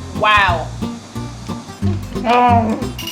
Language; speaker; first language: Korean; non-native, fluent; German